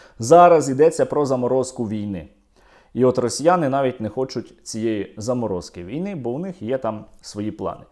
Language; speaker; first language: Ukrainian; native; Ukrainian